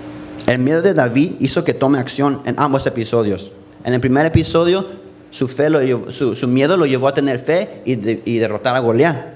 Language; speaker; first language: Spanish; early bilingual, heritage; Spanish